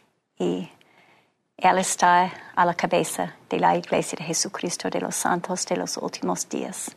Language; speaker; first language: Spanish; non-native, fluent; English